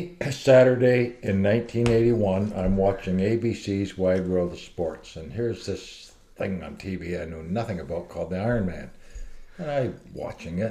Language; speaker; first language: English; native; English